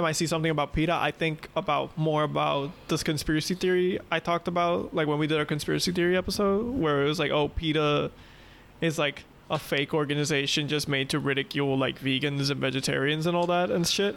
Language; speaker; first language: English; non-native, fluent; Spanish